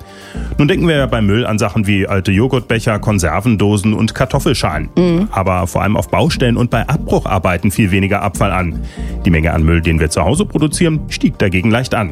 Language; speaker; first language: German; native; German